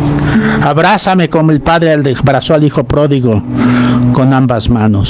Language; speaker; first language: Spanish; native; Spanish